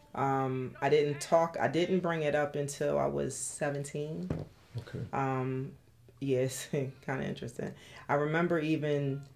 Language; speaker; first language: English; native; English